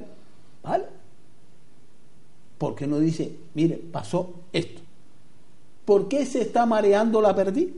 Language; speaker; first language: Spanish; native; Spanish